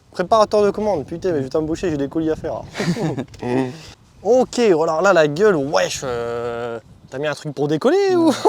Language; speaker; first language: French; native; French